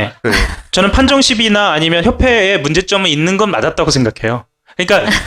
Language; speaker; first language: Korean; native; Korean